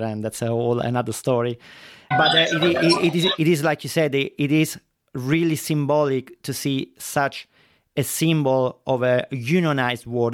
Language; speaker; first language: English; non-native, fluent; Italian